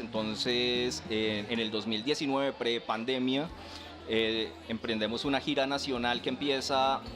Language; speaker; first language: Spanish; native; Spanish